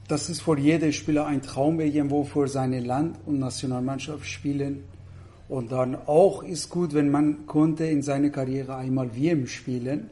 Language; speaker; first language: German; non-native, fluent; Persian